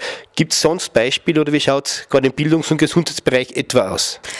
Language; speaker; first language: German; native; German